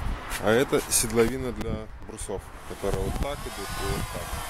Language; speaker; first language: Russian; native; Russian